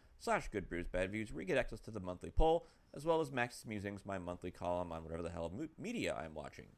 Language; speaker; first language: English; native; English